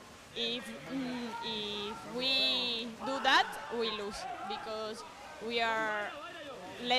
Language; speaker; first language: English; non-native, learner; Spanish